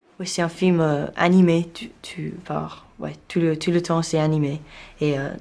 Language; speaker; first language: French; non-native, learner; English